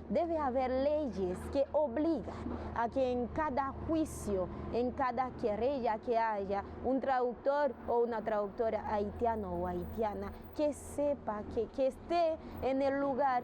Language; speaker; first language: Spanish; non-native, fluent; Haitian Creole